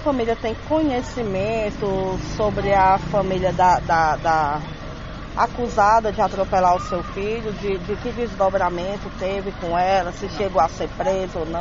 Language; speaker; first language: Portuguese; native; Portuguese